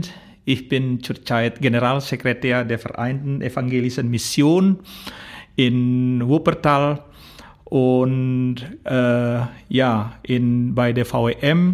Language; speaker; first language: German; non-native, fluent; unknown